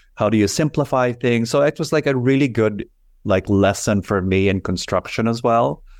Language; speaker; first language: English; non-native, local second language; Filipino